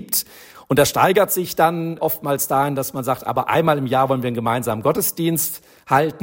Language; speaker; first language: German; native; German